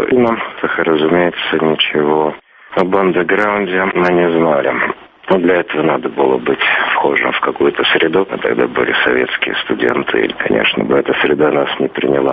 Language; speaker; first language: Russian; native; Russian